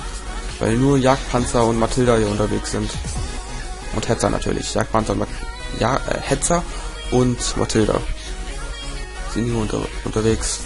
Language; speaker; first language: German; native; German